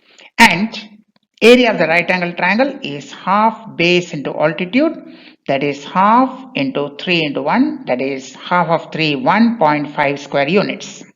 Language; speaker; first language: English; non-native, local second language; Bangla